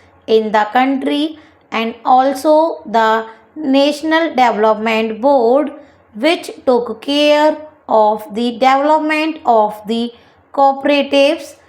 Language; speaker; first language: English; non-native, local second language; Hindi